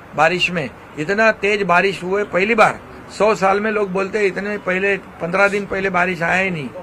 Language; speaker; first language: Hindi; non-native, local second language; Marathi